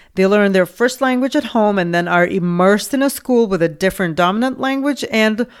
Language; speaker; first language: English; non-native, fluent; Lithuanian